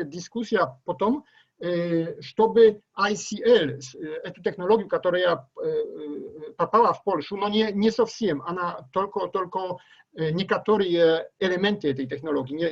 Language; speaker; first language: Russian; non-native, learner; Polish